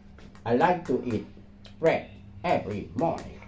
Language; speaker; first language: English; non-native, learner; Vietnamese